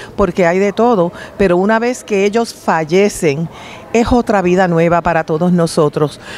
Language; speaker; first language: Spanish; native; Spanish